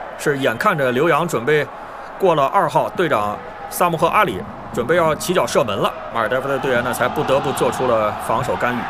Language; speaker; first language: Chinese; native; Chinese